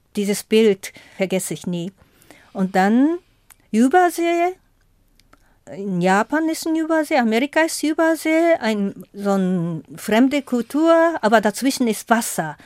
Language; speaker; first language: German; non-native, fluent; Japanese